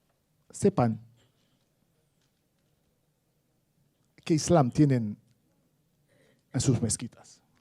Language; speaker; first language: Spanish; non-native, fluent; Arabic